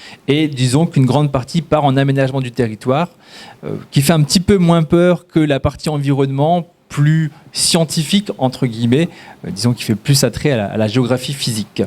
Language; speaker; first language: French; native; French